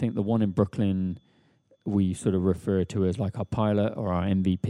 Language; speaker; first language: English; native; English